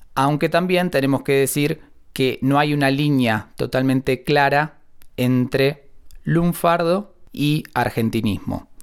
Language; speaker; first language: Spanish; native; Spanish